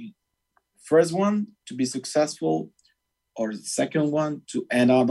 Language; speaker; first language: English; non-native, fluent; Spanish